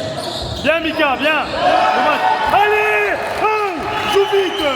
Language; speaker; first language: French; native; French